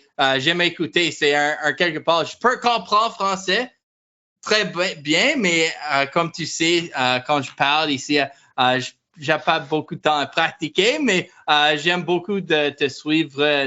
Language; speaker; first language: French; non-native, learner; English